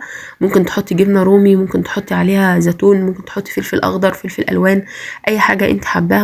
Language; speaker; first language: Arabic; native; Arabic